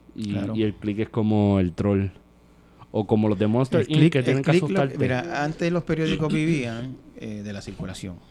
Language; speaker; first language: Spanish; native; Spanish